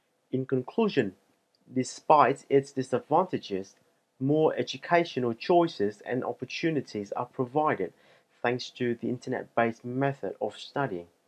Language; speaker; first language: English; non-native, fluent; Vietnamese